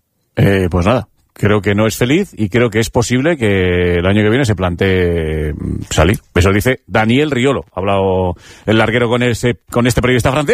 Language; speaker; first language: Spanish; native; Spanish